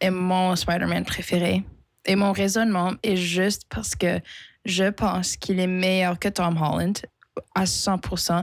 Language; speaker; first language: French; non-native, local second language; English